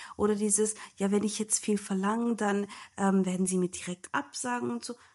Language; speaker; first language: German; early bilingual, other home language; Turkish